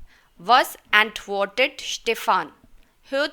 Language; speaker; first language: German; non-native, fluent; Hindi